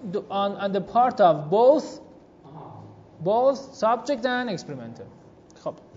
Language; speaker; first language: English; non-native, fluent; Persian